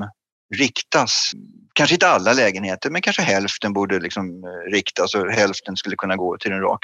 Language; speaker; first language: Swedish; native; Swedish